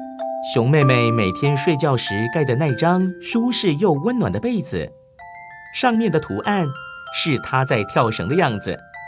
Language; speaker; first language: Chinese; native; Chinese